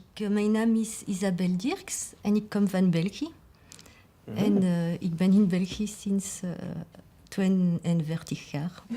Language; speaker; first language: Dutch; non-native, local second language; French